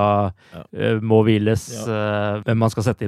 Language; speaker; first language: Norwegian; native; Norwegian